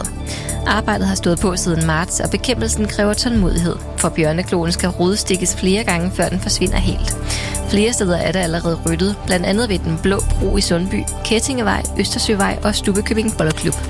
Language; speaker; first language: Danish; native; Danish